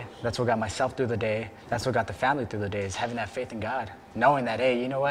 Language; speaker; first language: English; native; English